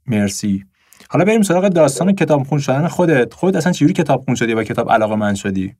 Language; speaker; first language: Persian; native; Persian